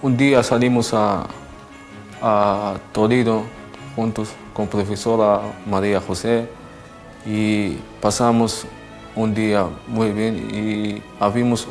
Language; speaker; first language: Spanish; non-native, learner; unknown